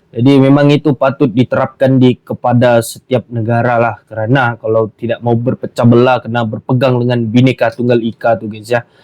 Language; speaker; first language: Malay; native; Malay